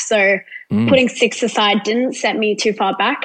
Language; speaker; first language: English; native; English